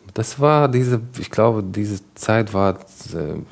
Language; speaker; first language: German; non-native, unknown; Arabic